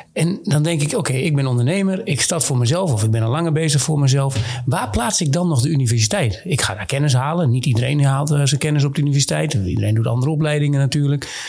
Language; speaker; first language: Dutch; native; Dutch